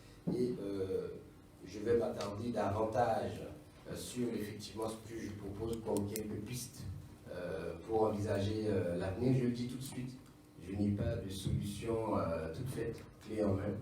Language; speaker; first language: French; non-native, local second language; Haitian Creole